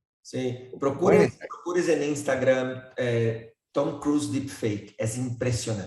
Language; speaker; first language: Spanish; non-native, fluent; Portuguese